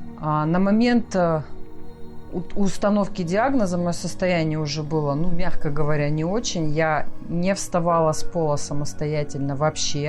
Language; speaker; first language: Russian; native; Russian